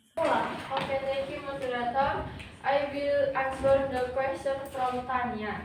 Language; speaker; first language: English; non-native, learner; Indonesian